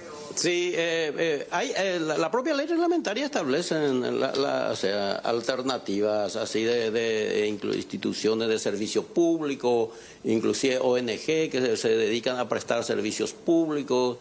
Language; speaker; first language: Spanish; native; Spanish